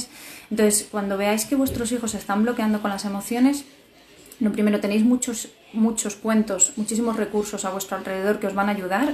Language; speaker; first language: Spanish; native; Spanish